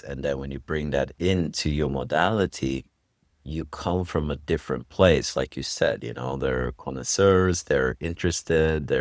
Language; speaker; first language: English; non-native, fluent; Swedish